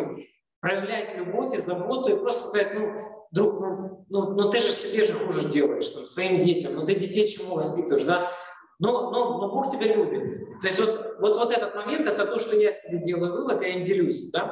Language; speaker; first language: Russian; native; Russian